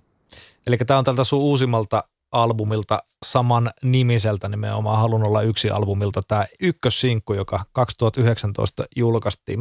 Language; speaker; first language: Finnish; native; Finnish